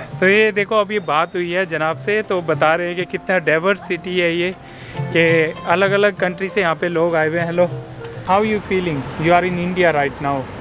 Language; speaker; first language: Hindi; native; Hindi